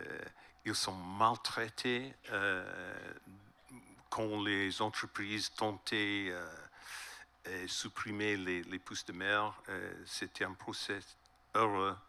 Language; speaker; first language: French; non-native, learner; English